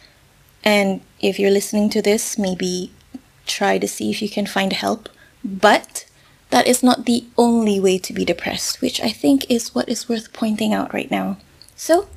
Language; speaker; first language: English; non-native, local second language; Malay